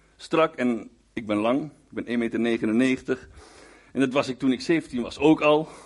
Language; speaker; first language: Dutch; native; Dutch